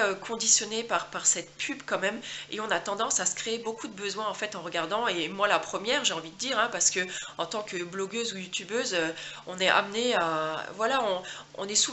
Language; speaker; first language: French; native; French